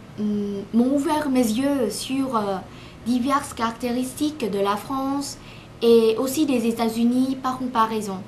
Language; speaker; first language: French; non-native, learner; Vietnamese